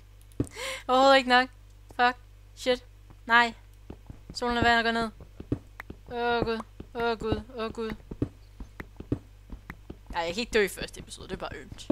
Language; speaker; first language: Danish; native; Danish